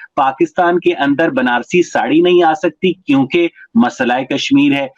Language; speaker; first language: Urdu; non-native, local second language; Punjabi